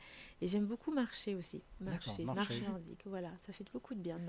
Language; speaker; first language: French; native; French